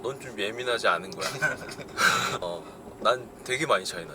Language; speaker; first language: Korean; native; Korean